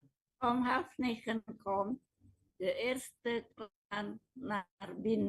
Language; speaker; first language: Dutch; non-native, learner; Indonesian